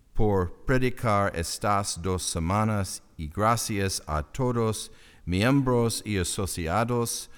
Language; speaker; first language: Spanish; non-native, learner; English